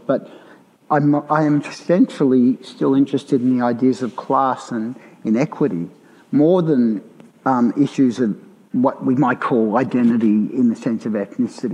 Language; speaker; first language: English; native; English